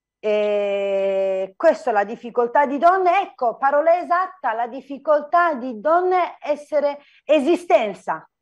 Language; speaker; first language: Italian; non-native, fluent; Turkish